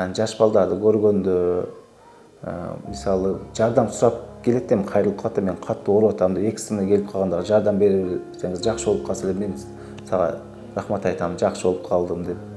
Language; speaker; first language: Kyrgyz; non-native, local second language; Uzbek